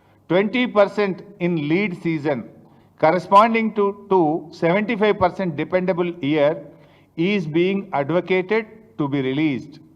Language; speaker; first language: English; non-native, local second language; Telugu